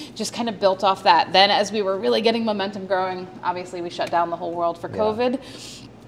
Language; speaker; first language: English; native; English